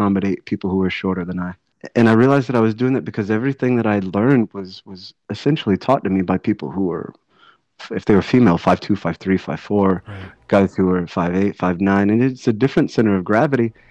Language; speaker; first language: English; native; English